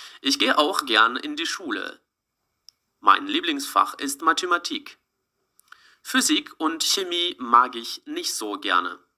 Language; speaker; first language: German; non-native, fluent; Ukrainian